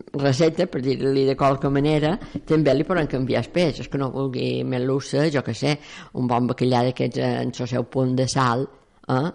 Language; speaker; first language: Catalan; native; Catalan